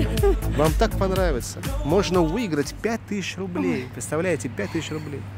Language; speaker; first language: Russian; native; Russian